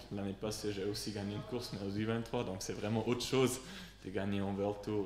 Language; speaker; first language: French; non-native, local second language; Swiss German